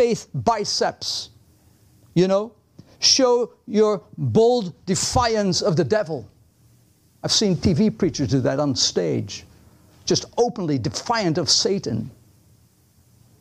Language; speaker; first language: English; non-native, fluent; Dutch